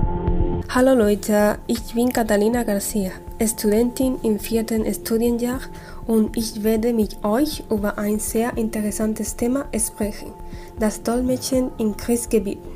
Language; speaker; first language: German; non-native, fluent; Spanish